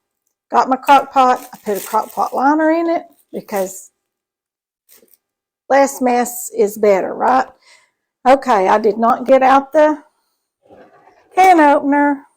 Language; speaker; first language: English; native; English